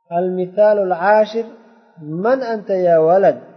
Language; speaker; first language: Arabic; non-native, fluent; Uzbek